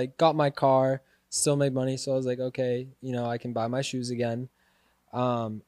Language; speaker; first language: English; native; English